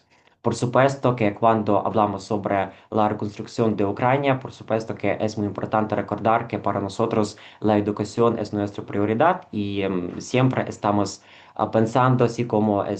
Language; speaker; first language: Spanish; non-native, fluent; Ukrainian